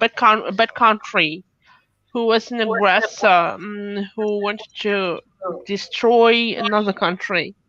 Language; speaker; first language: English; non-native, fluent; Russian